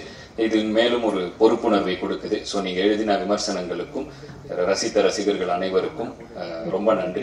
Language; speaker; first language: Tamil; native; Tamil